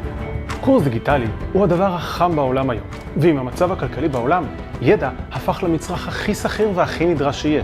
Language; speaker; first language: Hebrew; native; Hebrew